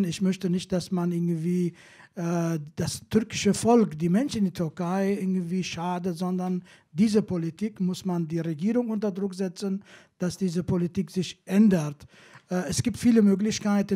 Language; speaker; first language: German; non-native, fluent; Kurdish